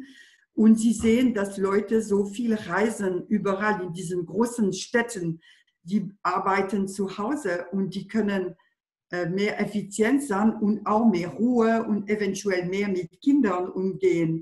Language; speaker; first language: German; non-native, fluent; French